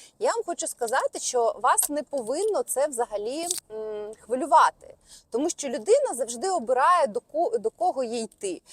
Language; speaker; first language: Ukrainian; non-native, local second language; Russian